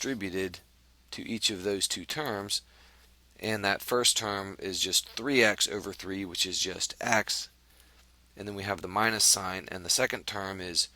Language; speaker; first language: English; native; English